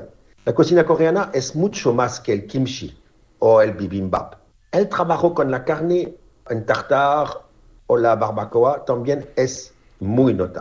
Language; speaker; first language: Spanish; non-native, fluent; French